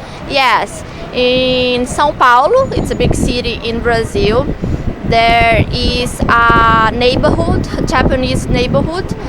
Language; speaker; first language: English; non-native, learner; Portuguese